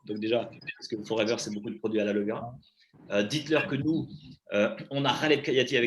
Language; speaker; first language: French; native; French